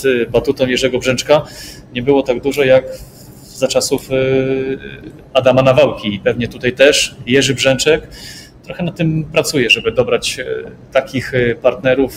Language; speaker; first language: Polish; native; Polish